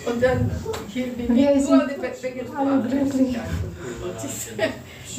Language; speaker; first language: German; non-native, fluent; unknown